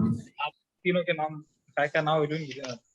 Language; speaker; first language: Hindi; non-native, local second language; Marathi